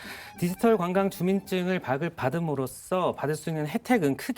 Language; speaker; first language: Korean; native; Korean